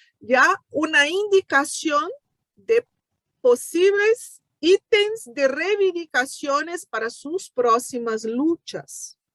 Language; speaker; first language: Spanish; non-native, fluent; Portuguese